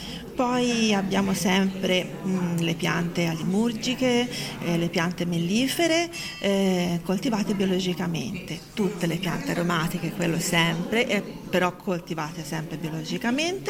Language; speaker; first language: Italian; native; Italian